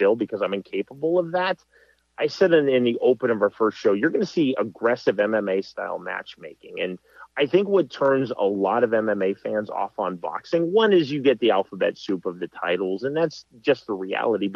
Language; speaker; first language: English; native; English